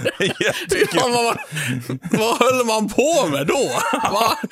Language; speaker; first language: Swedish; native; Swedish